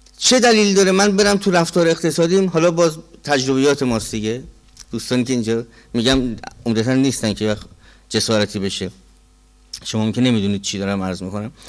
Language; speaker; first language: Persian; native; Persian